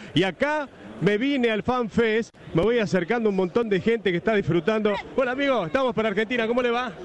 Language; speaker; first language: Spanish; native; Spanish